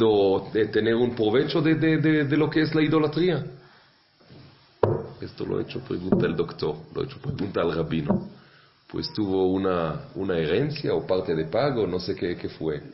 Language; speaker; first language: Spanish; non-native, fluent; Hebrew